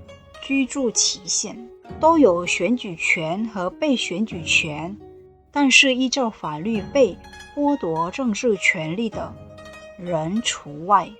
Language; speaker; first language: Chinese; non-native, fluent; Indonesian